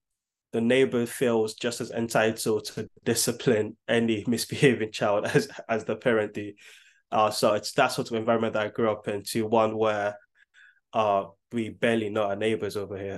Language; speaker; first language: English; non-native, local second language; Yoruba